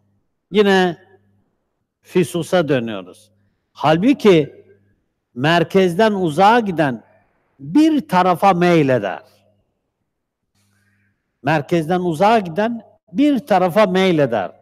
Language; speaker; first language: Turkish; native; Turkish